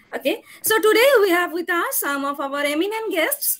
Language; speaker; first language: English; non-native, local second language; Bangla